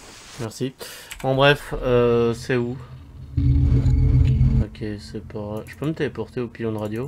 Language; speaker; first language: French; native; French